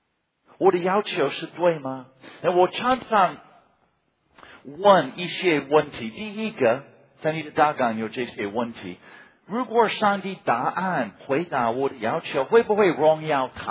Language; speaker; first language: Chinese; non-native, fluent; English